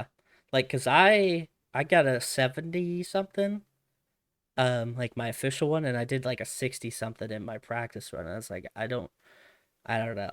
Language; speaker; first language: English; native; English